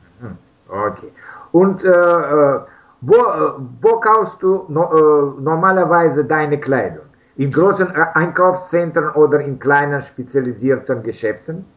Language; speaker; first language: German; non-native, learner; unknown